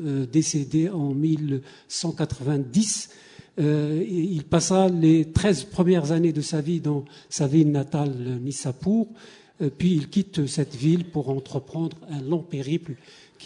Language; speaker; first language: French; native; French